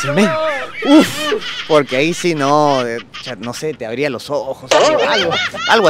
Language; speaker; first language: Spanish; native; Spanish